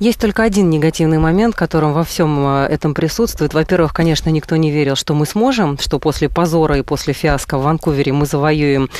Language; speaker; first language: Russian; native; Russian